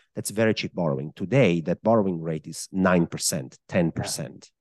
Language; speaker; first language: English; non-native, fluent; Italian